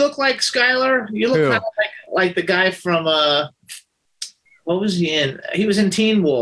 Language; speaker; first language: English; native; English